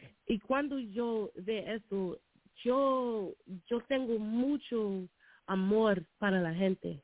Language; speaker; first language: Spanish; non-native, learner; English